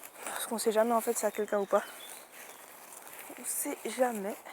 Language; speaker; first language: French; native; French